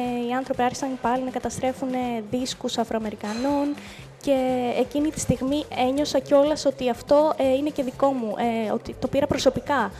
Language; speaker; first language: Greek; native; Greek